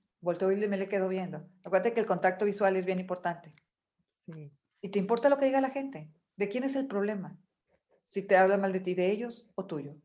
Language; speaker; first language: Spanish; native; Spanish